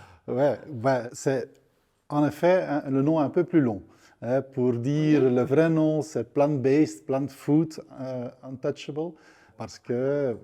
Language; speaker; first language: French; non-native, local second language; Dutch